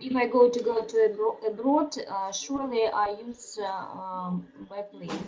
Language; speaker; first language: English; non-native, learner; Russian